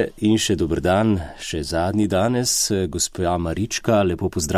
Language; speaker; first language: Slovenian; native; Slovenian